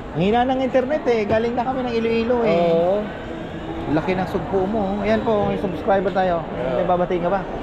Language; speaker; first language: Filipino; native; Filipino